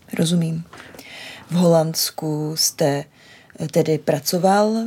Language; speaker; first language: Czech; native; Czech